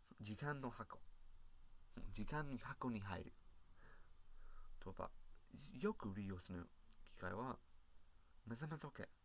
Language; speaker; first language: Japanese; non-native, learner; English